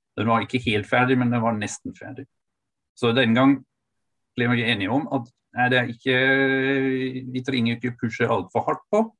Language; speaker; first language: Norwegian; non-native, fluent; German